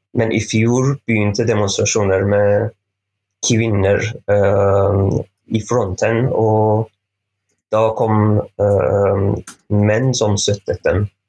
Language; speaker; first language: Norwegian; non-native, fluent; Persian